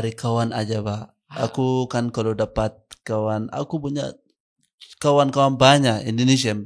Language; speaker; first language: Indonesian; non-native, learner; Arabic